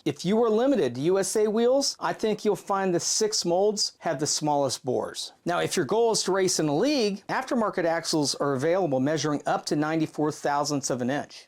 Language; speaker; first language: English; native; English